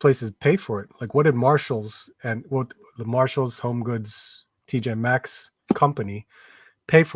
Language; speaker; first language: English; native; English